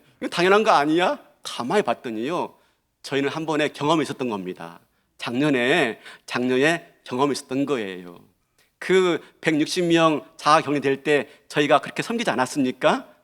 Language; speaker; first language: Korean; native; Korean